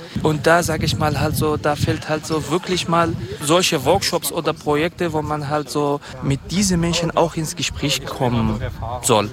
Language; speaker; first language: German; non-native, fluent; Kurdish